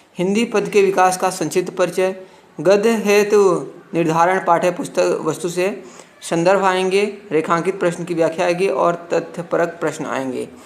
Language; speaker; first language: Hindi; native; Hindi